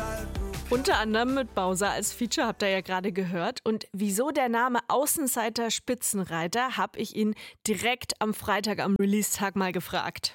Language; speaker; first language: German; native; German